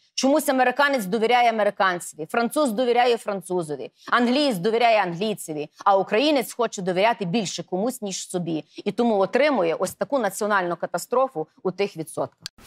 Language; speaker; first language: Ukrainian; native; Ukrainian